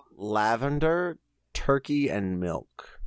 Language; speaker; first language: English; native; English